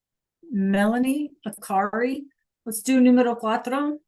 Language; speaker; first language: Spanish; non-native, fluent; English